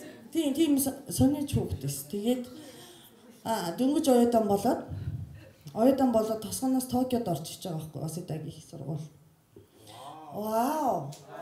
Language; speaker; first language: Mongolian; non-native, fluent; Japanese